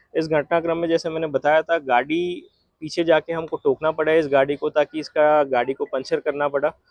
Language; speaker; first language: Hindi; non-native, local second language; Gujarati